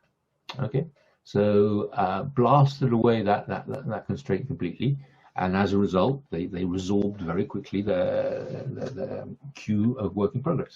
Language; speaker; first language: English; non-native, fluent; French